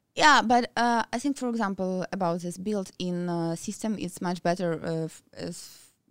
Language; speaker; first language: English; non-native, fluent; Ukrainian